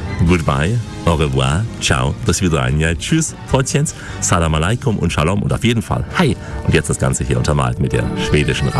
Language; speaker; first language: German; native; German